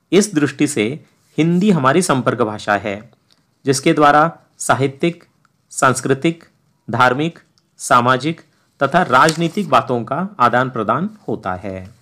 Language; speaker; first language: Hindi; native; Hindi